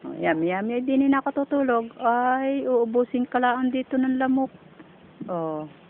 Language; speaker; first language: Filipino; native; Filipino